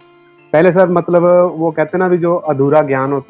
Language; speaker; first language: Hindi; native; Hindi